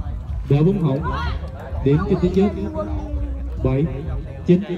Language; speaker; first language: Vietnamese; native; Vietnamese